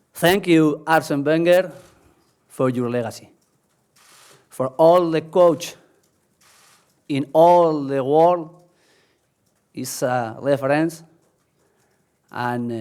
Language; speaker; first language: English; non-native, learner; Spanish